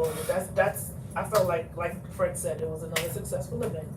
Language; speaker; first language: English; native; English